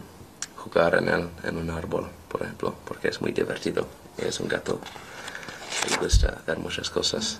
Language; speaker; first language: Spanish; non-native, learner; English